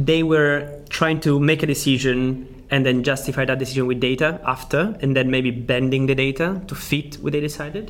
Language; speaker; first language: English; non-native, fluent; Italian